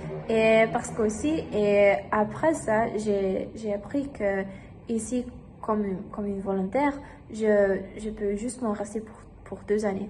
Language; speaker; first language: French; non-native, learner; German